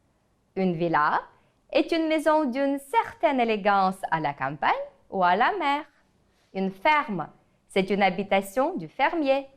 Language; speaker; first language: French; non-native, fluent; Ukrainian